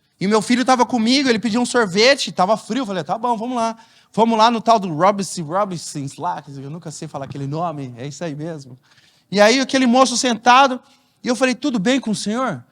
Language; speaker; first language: Portuguese; native; Portuguese